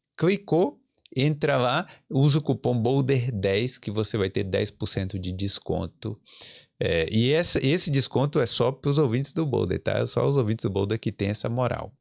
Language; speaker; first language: Portuguese; native; Portuguese